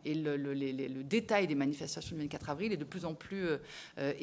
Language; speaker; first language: French; native; French